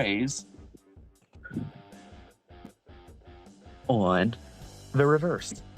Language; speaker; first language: English; native; English